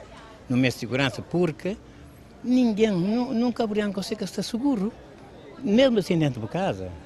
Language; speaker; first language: Portuguese; non-native, local second language; Kabuverdianu